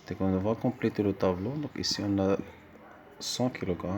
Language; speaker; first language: French; non-native, local second language; Arabic